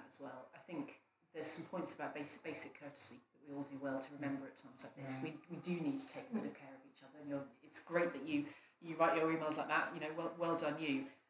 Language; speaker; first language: English; native; English